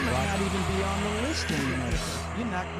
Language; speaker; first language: English; native; English